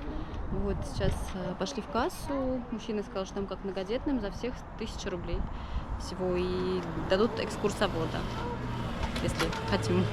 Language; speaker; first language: Russian; native; Russian